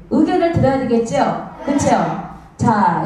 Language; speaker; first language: Korean; native; Korean